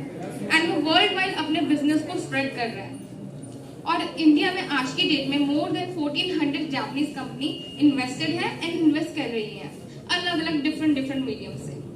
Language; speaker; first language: Hindi; native; Hindi